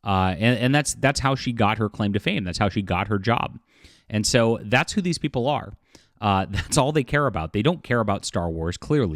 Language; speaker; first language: English; native; English